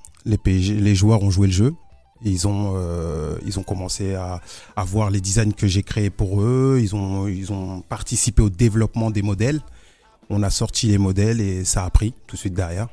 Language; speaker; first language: French; early bilingual, other home language; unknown